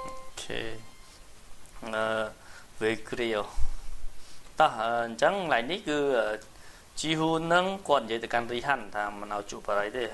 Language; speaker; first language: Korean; non-native, learner; Khmer